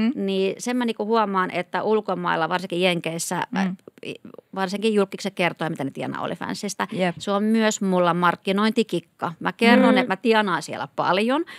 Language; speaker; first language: Finnish; native; Finnish